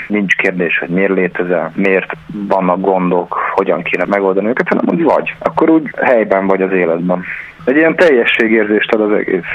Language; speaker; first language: Hungarian; early bilingual, other home language; German